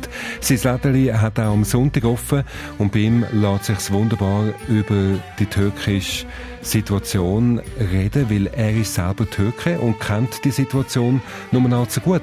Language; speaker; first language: German; native; German